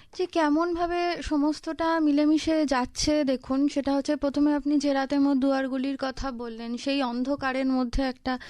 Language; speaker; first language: Bangla; native; Bangla